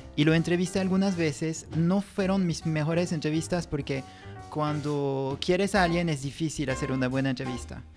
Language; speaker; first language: Spanish; non-native, fluent; French